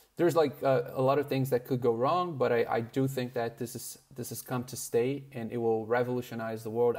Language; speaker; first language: English; non-native, fluent; Portuguese